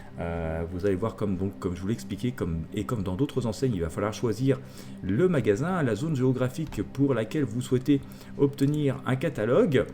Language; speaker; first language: French; native; French